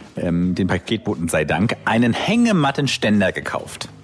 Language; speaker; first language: German; native; German